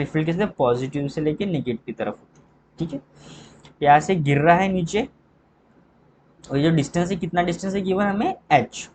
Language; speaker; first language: Hindi; native; Hindi